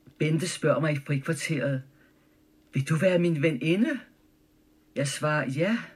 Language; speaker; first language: Danish; early bilingual, other home language; German